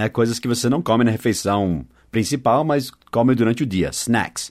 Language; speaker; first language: Portuguese; non-native, fluent; English